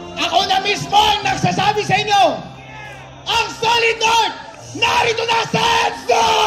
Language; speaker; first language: Filipino; non-native, local second language; Iloko